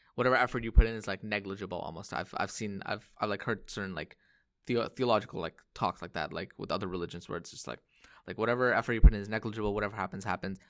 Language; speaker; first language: English; early bilingual, other home language; Hindi